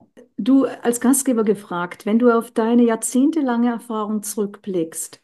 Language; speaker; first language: German; native; German